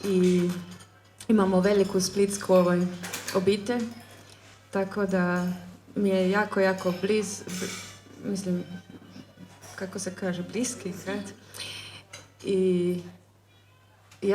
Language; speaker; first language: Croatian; early bilingual, heritage; German